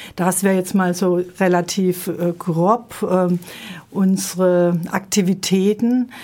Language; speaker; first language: German; native; German